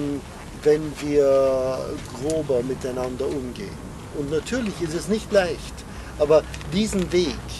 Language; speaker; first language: German; non-native, fluent; English